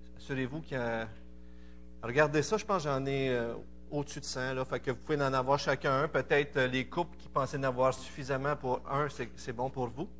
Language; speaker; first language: French; native; French